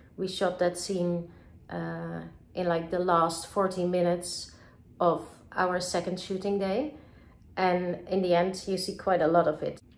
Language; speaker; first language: English; non-native, fluent; Dutch